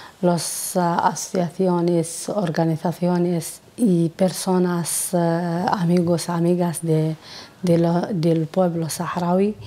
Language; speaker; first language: Spanish; non-native, learner; Arabic